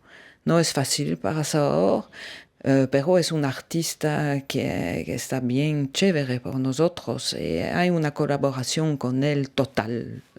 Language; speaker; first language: Spanish; non-native, fluent; French